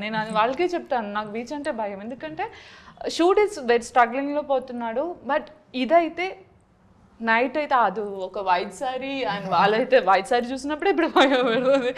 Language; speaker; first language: Telugu; non-native, learner; Malayalam